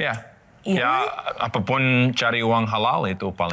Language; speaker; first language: Indonesian; non-native, learner; English